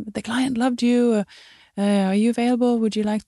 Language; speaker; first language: English; non-native, fluent; Swedish